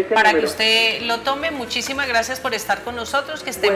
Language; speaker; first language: Spanish; native; Spanish